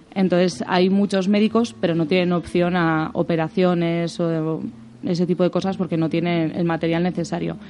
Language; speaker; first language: Spanish; native; Spanish